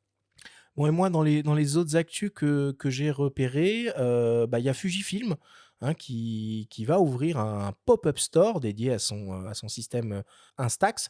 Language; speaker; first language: French; native; French